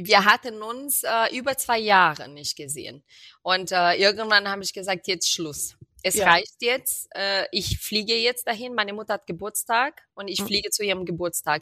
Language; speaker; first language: German; non-native, fluent; Portuguese